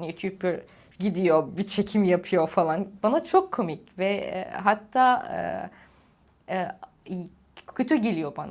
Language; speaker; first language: Turkish; non-native, fluent; Arabic